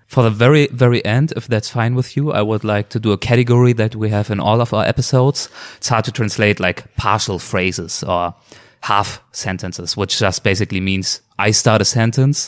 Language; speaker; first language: English; non-native, fluent; German